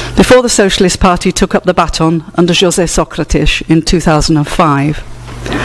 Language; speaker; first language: English; native; English